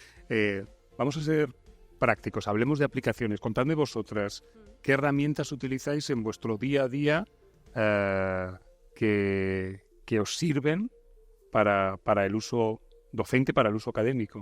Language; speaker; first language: Spanish; native; Spanish